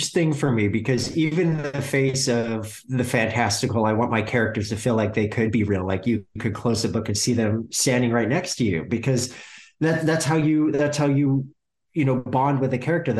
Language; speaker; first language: English; native; English